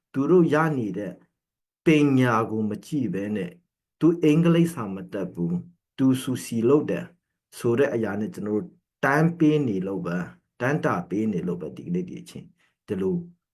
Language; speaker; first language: Burmese; non-native, local second language; Hakha Chin